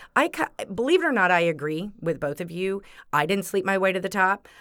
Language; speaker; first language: English; native; English